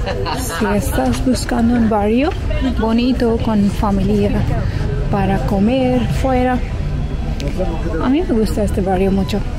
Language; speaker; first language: Spanish; non-native, learner; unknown